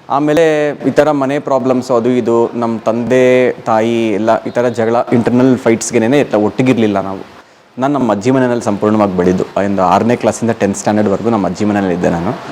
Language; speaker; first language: Kannada; non-native, local second language; Telugu